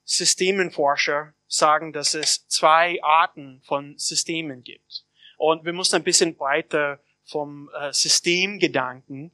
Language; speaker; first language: German; non-native, fluent; English